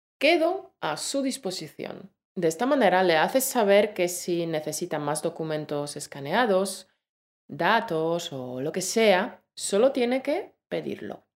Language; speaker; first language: Spanish; native; Spanish